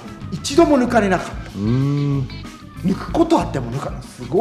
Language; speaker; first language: Japanese; native; Japanese